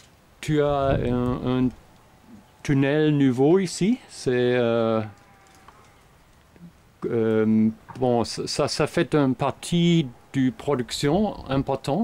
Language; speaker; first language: French; non-native, fluent; German